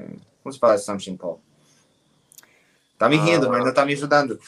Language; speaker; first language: Portuguese; non-native, learner; English